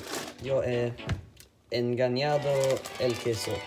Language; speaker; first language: Spanish; non-native, learner; Swedish